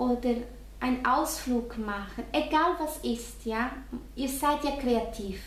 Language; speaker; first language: German; non-native, fluent; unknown